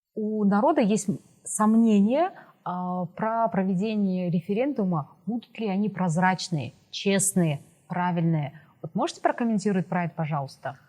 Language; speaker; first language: Russian; non-native, local second language; Kazakh